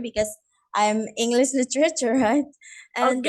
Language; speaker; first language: English; non-native, learner; Indonesian